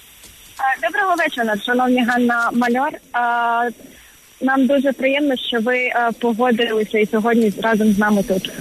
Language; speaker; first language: Ukrainian; native; Ukrainian